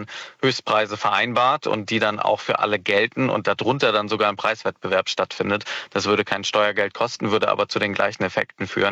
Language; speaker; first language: German; native; German